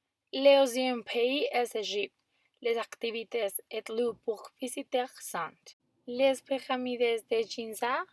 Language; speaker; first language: French; non-native, learner; Spanish